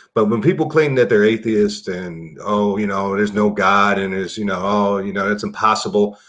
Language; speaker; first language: English; native; English